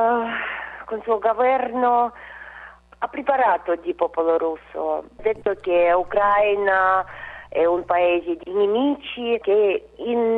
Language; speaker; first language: Italian; non-native, fluent; Russian